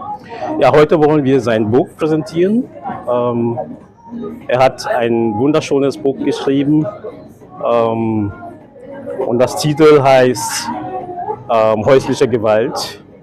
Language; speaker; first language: German; non-native, fluent; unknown